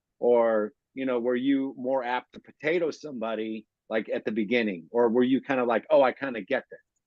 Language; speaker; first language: English; native; English